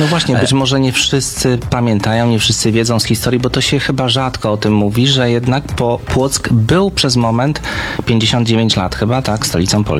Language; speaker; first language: Polish; native; Polish